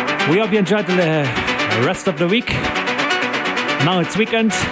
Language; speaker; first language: English; non-native, fluent; German